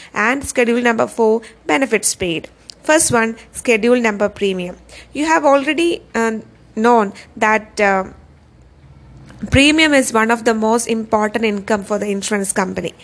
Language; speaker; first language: English; non-native, local second language; Malayalam